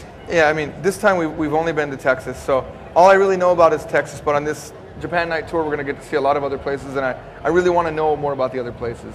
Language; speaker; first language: English; native; English